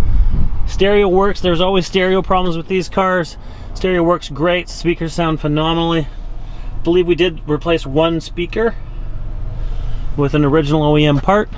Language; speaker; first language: English; native; English